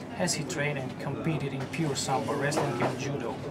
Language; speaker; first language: English; non-native, fluent; Russian